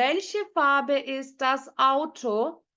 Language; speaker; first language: German; non-native, fluent; Turkish